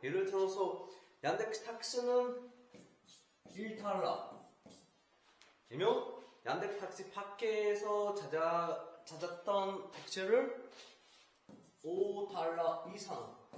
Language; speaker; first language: Korean; non-native, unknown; Uzbek